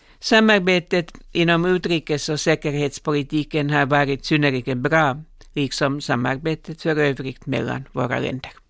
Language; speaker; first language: Swedish; non-native, local second language; Finnish